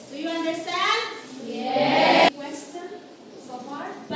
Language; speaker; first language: English; non-native, fluent; Indonesian